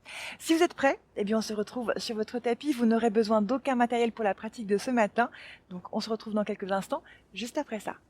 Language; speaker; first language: French; native; French